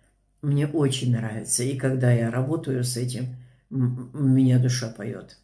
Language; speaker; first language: Russian; native; Russian